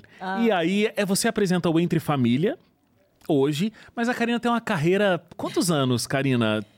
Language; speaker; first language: Portuguese; native; Portuguese